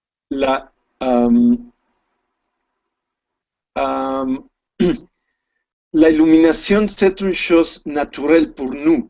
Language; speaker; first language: French; non-native, learner; Spanish